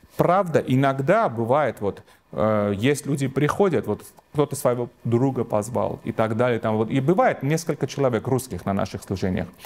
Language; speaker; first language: Russian; non-native, local second language; Armenian